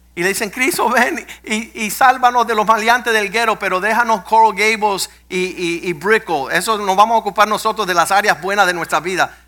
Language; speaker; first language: Spanish; early bilingual, heritage; Spanish